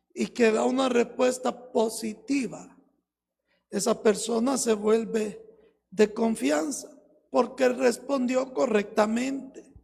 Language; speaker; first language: Spanish; native; Spanish